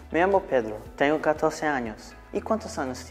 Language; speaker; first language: Spanish; non-native, learner; English